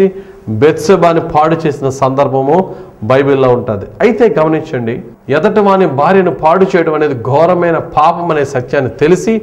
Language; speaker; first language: Telugu; native; Telugu